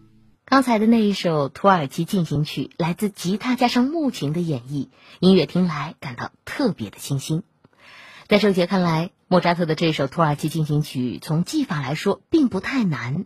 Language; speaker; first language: Chinese; native; Chinese